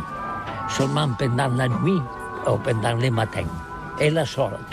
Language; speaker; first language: French; non-native, learner; Catalan